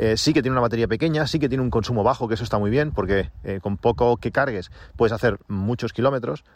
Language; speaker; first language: Spanish; native; Spanish